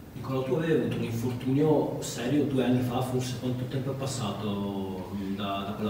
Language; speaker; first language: Italian; native; Italian